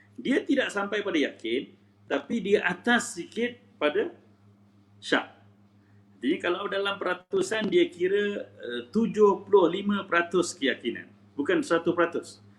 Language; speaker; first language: Malay; native; Malay